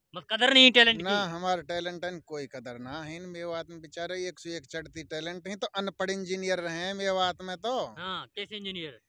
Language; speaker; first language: Hindi; native; Hindi